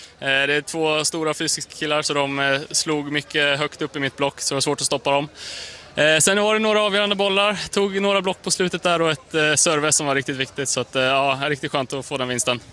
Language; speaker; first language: Swedish; native; Swedish